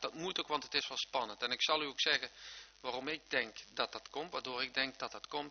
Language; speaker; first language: Dutch; native; Dutch